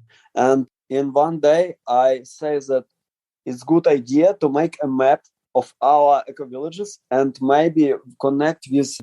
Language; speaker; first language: English; non-native, learner; Ukrainian